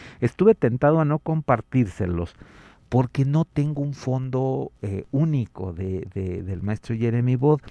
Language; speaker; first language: Spanish; native; Spanish